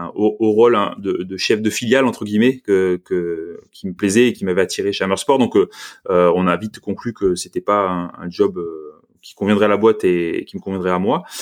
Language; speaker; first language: French; native; French